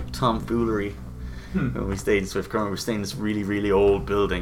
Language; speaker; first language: English; native; English